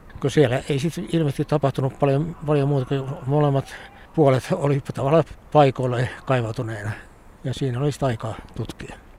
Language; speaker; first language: Finnish; native; Finnish